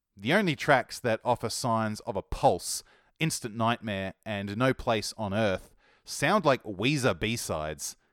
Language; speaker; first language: English; native; English